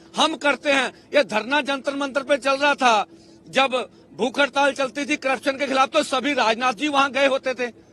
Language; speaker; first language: Hindi; non-native, local second language; Punjabi